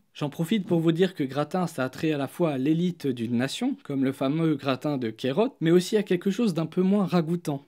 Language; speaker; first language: French; native; French